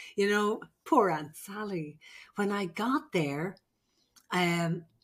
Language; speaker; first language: English; native; English